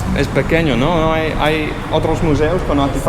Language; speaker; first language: Spanish; non-native, learner; English